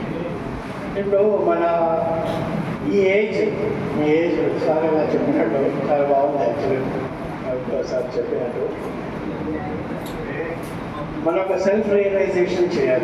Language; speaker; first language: Telugu; non-native, fluent; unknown